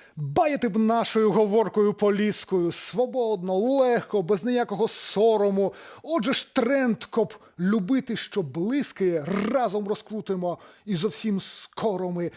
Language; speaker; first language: Belarusian; native; Belarusian